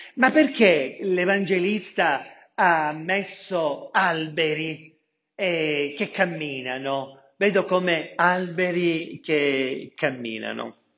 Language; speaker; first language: Italian; native; Italian